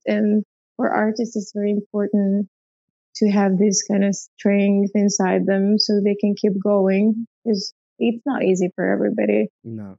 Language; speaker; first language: English; non-native, fluent; Russian